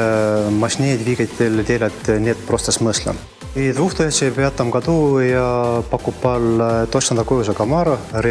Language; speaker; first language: Russian; non-native, fluent; Estonian